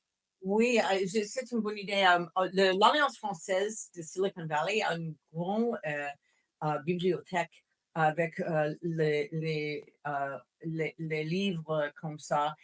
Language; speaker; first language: French; non-native, fluent; English